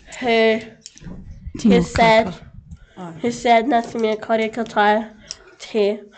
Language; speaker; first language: Māori; non-native, local second language; English